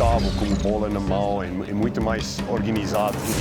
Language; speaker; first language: Portuguese; non-native, learner; English